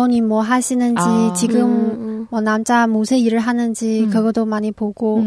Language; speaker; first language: Korean; non-native, local second language; Chinese